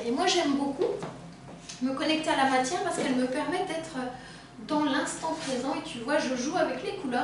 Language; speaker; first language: French; native; French